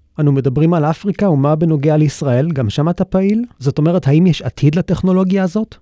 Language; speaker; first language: Hebrew; native; Hebrew